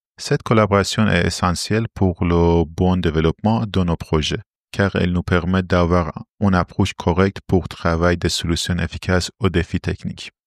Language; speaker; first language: French; non-native, fluent; Persian